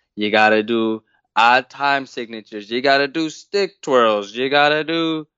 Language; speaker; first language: English; native; English